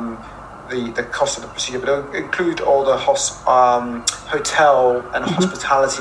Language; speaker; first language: English; non-native, local second language; Akan